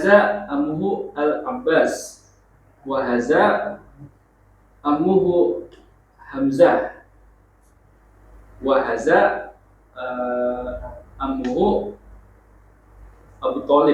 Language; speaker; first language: Arabic; non-native, learner; Indonesian